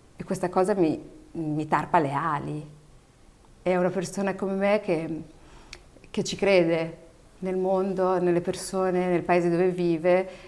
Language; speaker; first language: Italian; early bilingual, other home language; Arabic